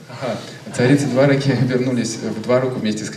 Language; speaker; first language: Russian; native; Russian